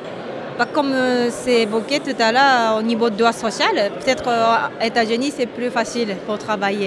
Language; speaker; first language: French; non-native, fluent; Japanese